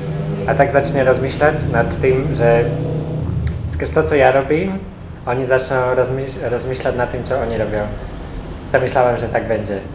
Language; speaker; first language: Polish; non-native, learner; Slovak